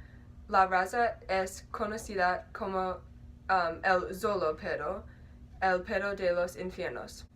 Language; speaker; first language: Spanish; non-native, learner; English